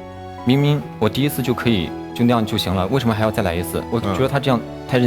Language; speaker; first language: Chinese; native; Chinese